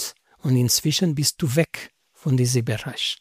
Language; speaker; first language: German; non-native, learner; Portuguese